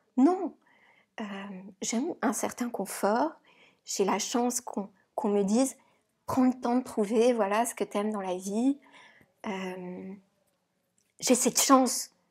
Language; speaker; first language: French; native; French